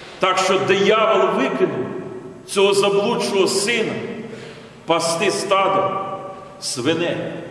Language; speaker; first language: Ukrainian; native; Ukrainian